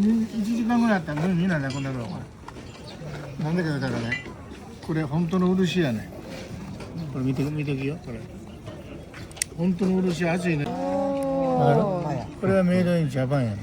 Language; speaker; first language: Japanese; native; Japanese